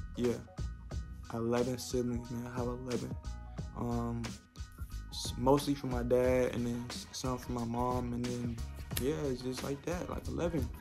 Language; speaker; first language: English; native; English